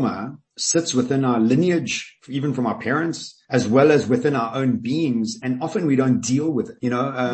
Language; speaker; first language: English; native; English